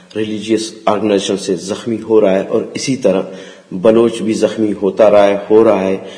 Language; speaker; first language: Urdu; non-native, local second language; Baluchi